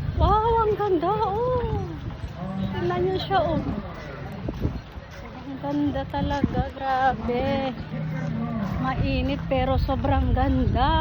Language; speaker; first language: Filipino; non-native, local second language; Iloko